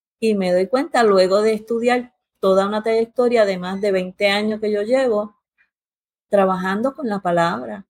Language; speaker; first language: Spanish; early bilingual, heritage; Spanish